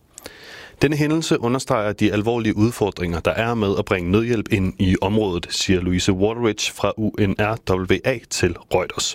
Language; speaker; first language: Danish; native; Danish